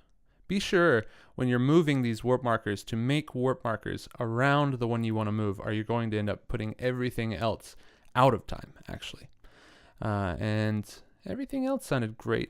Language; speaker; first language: English; native; English